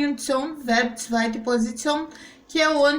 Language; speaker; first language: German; non-native, fluent; Portuguese